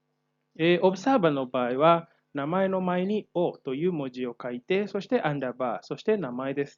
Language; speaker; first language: Japanese; non-native, fluent; Indonesian